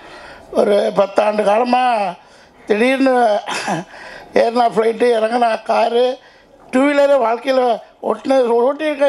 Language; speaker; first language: Tamil; native; Tamil